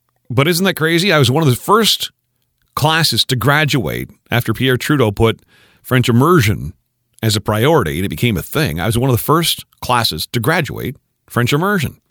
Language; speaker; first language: English; native; English